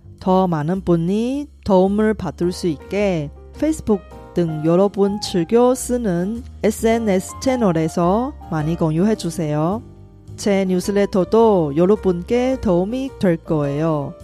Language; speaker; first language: Korean; non-native, fluent; Chinese